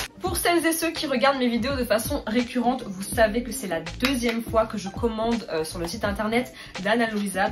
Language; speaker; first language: French; native; French